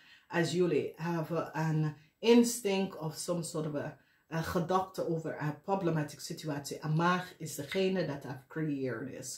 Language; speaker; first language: Dutch; non-native, learner; English